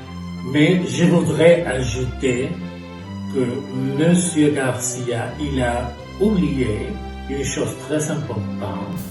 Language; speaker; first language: French; non-native, fluent; Spanish